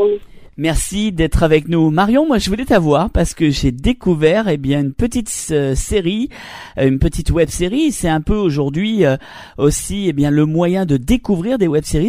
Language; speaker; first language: French; native; French